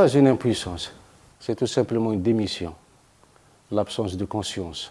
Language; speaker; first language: French; non-native, local second language; Arabic